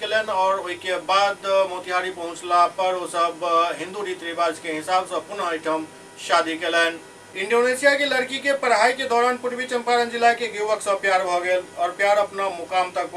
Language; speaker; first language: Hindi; non-native, local second language; Maithili